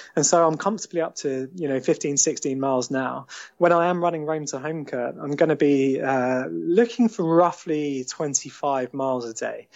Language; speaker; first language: English; native; English